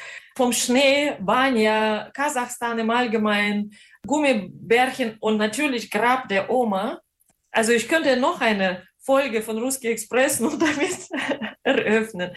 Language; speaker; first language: German; non-native, fluent; Russian